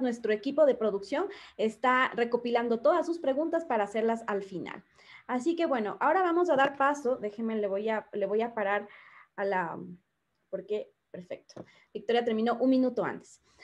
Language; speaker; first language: Spanish; native; Spanish